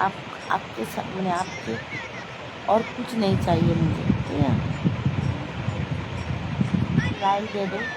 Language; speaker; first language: Hindi; non-native, local second language; Bangla